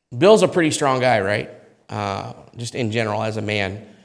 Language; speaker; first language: English; native; English